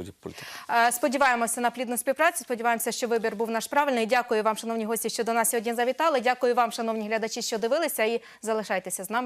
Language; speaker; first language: Ukrainian; native; Ukrainian